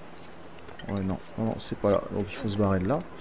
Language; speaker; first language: French; native; French